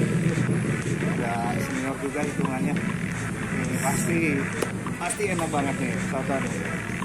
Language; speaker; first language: Indonesian; non-native, local second language; Sundanese